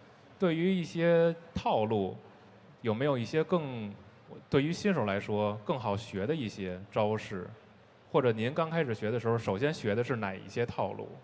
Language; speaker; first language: Chinese; native; Chinese